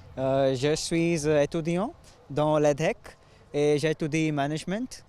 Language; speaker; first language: French; non-native, learner; Hindi